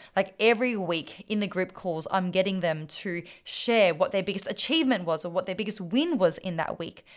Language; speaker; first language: English; non-native, local second language; Vietnamese